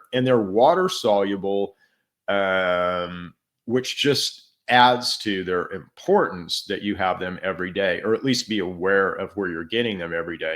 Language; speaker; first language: English; native; English